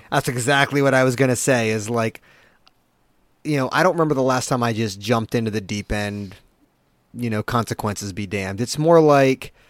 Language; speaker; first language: English; native; English